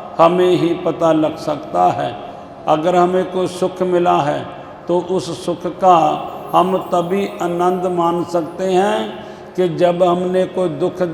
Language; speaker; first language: Hindi; non-native, local second language; Punjabi